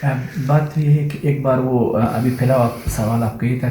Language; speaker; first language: Hindi; non-native, learner; Persian